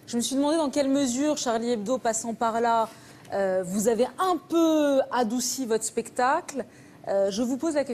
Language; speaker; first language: French; native; French